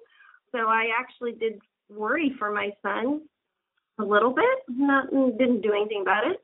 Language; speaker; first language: English; early bilingual, other home language; Japanese